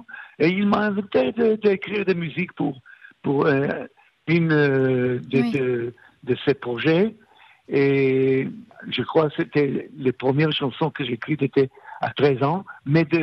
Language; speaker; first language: French; non-native, fluent; Hebrew